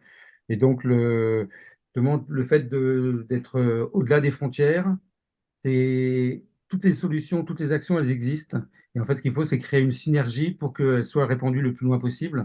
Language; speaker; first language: French; native; French